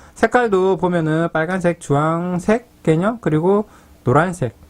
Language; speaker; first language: Korean; native; Korean